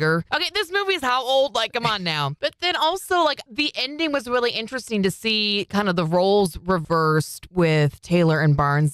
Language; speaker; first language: English; native; English